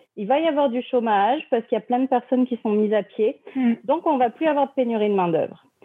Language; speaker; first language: French; native; French